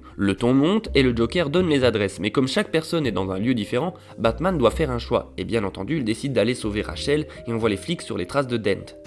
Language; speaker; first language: French; native; French